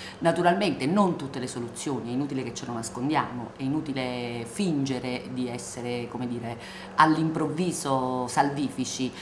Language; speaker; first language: Italian; native; Italian